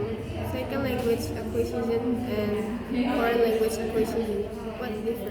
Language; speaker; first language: English; non-native, learner; Indonesian